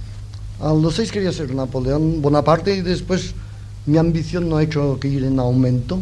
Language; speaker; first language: Spanish; non-native, local second language; Catalan